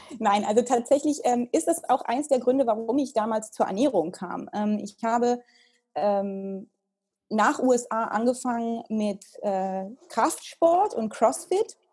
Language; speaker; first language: German; early bilingual, heritage; Italian